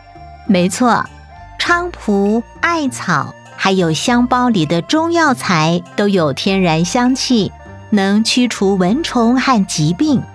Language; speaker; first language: Chinese; native; Chinese